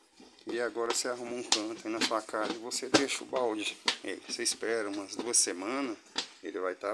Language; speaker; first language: Portuguese; native; Portuguese